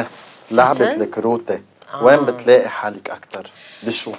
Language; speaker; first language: Arabic; native; Arabic